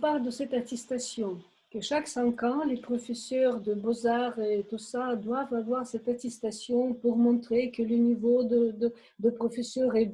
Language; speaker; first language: French; non-native, fluent; Ukrainian